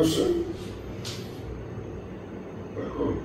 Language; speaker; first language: Hebrew; non-native, learner; Telugu